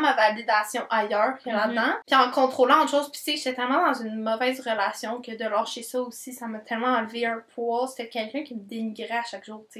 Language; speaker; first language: French; native; French